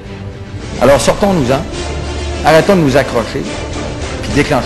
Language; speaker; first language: French; native; French